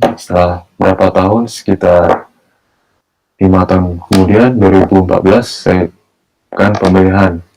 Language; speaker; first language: Indonesian; early bilingual, heritage; Indonesian